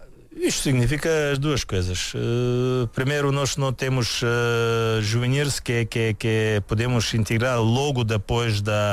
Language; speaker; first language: Portuguese; non-native, learner; Bulgarian